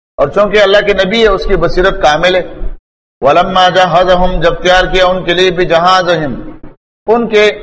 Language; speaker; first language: Urdu; non-native, local second language; Pashto